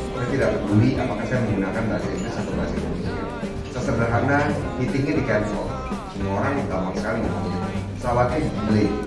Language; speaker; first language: Indonesian; non-native, local second language; Minangkabau